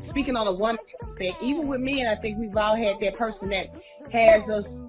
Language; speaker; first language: English; native; English